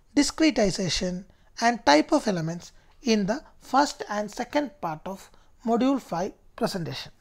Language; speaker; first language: English; non-native, local second language; Malayalam